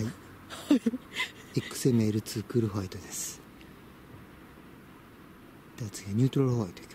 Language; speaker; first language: Japanese; native; Japanese